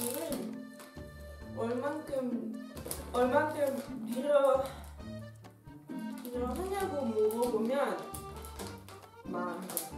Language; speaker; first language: Korean; non-native, learner; Dutch